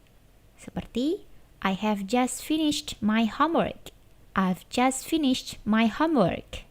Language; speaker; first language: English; non-native, learner; Indonesian